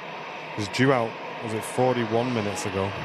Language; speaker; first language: English; native; English